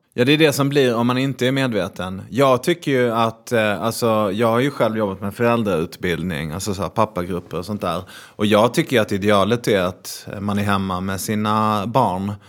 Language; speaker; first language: Swedish; native; Swedish